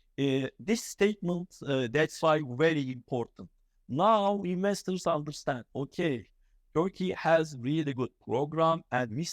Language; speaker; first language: English; non-native, fluent; Turkish